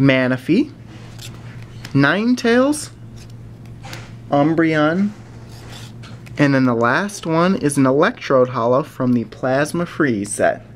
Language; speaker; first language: English; native; English